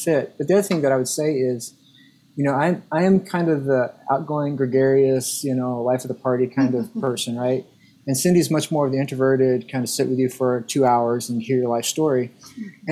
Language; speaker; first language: English; native; English